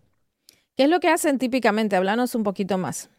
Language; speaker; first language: Spanish; native; Spanish